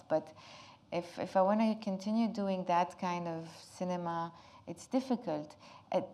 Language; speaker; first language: English; non-native, fluent; Arabic